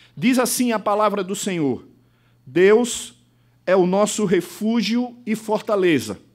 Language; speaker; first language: Portuguese; native; Portuguese